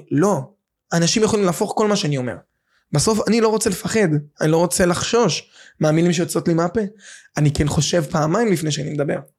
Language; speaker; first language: Hebrew; native; Hebrew